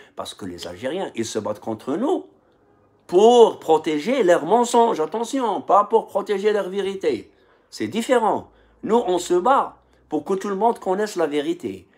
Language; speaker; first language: French; non-native, local second language; Arabic